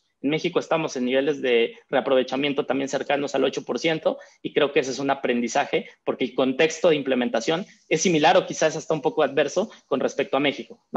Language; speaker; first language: Spanish; native; Spanish